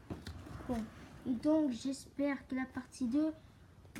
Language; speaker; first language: French; native; French